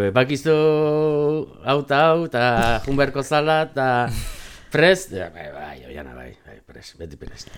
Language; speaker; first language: Basque; non-native, local second language; Spanish